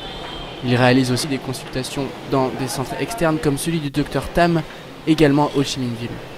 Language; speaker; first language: French; native; French